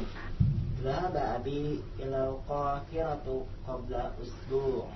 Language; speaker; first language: Arabic; non-native, learner; Indonesian